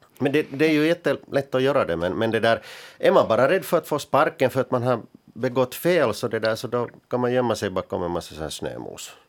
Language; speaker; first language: Swedish; native; Swedish